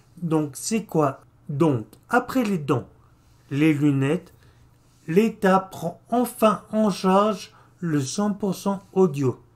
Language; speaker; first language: French; native; French